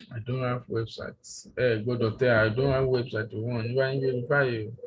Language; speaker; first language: English; non-native, local second language; Yoruba